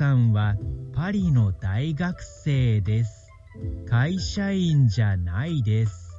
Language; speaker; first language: Japanese; non-native, learner; English